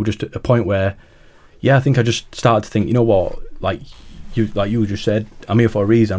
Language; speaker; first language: English; native; English